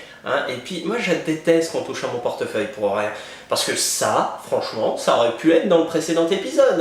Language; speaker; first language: French; native; French